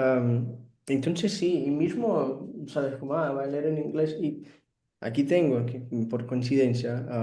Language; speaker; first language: Spanish; non-native, fluent; Portuguese